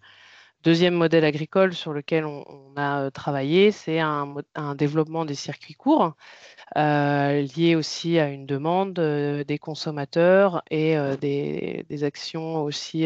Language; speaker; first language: French; native; French